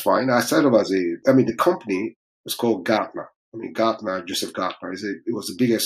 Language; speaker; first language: English; non-native, local second language; Yoruba